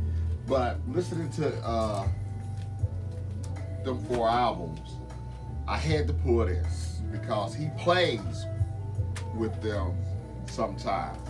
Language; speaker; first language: English; native; English